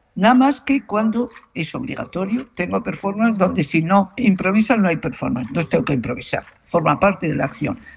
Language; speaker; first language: Spanish; native; Spanish